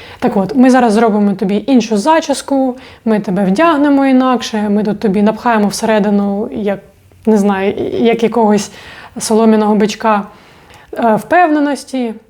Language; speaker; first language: Ukrainian; non-native, local second language; Russian